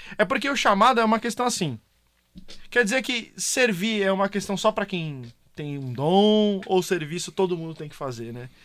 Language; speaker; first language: Portuguese; native; Portuguese